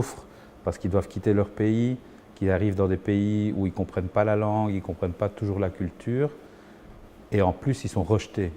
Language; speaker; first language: French; early bilingual, other home language; Spanish